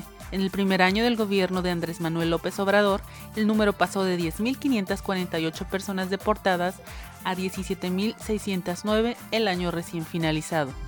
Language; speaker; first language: Spanish; native; Spanish